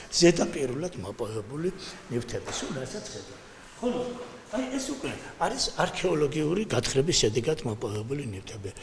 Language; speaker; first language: Georgian; native; Georgian